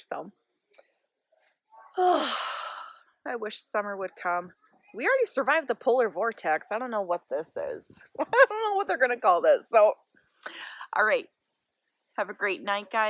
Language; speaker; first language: English; native; English